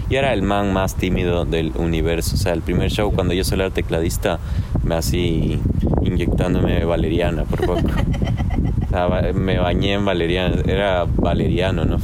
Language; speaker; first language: Spanish; native; Spanish